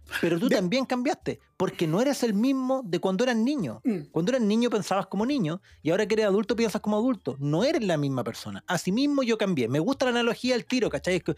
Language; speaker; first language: Spanish; native; Spanish